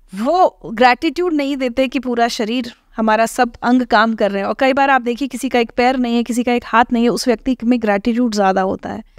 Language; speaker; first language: Hindi; native; Hindi